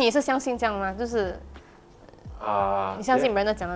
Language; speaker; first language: Chinese; native; Chinese